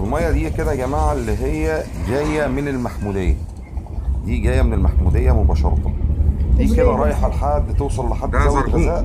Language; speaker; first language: Arabic; native; Arabic